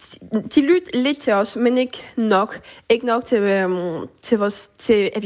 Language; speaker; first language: Danish; early bilingual, heritage; French